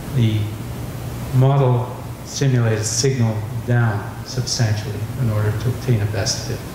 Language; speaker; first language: English; native; English